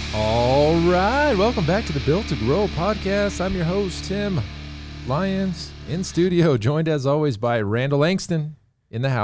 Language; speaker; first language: English; native; English